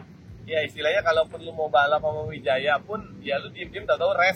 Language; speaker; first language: Indonesian; native; Indonesian